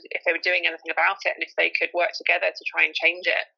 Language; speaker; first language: English; native; English